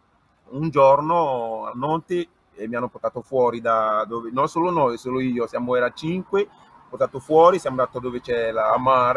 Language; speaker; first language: Italian; non-native, learner; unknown